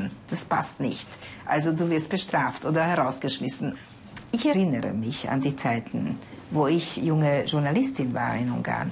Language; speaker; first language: German; non-native, fluent; Hungarian